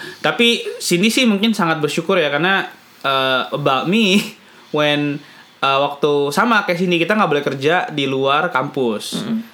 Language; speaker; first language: Indonesian; native; Indonesian